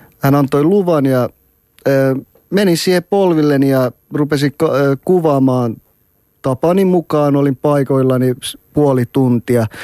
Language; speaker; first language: Finnish; early bilingual, other home language; Persian